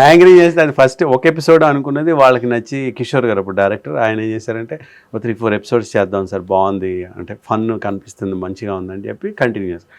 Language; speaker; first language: Telugu; native; Telugu